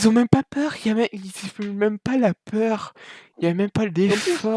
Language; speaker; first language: French; native; French